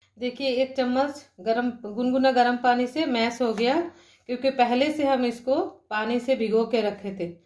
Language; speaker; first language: Hindi; native; Hindi